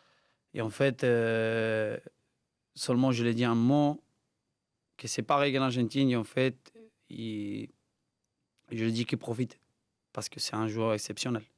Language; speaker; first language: French; non-native, learner; Spanish